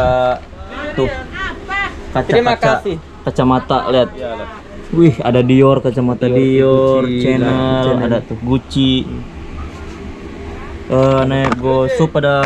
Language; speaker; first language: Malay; non-native, local second language; Sundanese